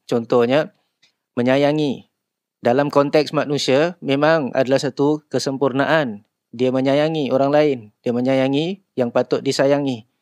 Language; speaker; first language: Malay; native; Malay